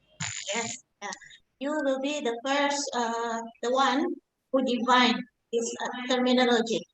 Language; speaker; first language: English; non-native, fluent; Indonesian